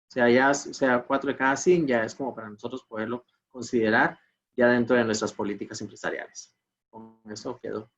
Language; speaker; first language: Spanish; native; Spanish